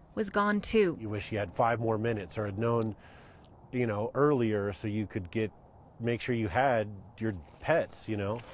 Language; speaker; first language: English; native; English